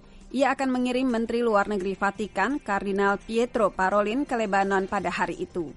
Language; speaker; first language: Indonesian; native; Indonesian